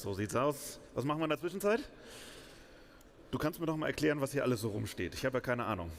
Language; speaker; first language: German; native; German